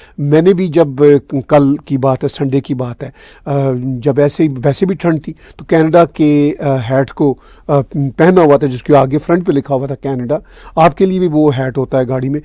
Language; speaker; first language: Urdu; native; Urdu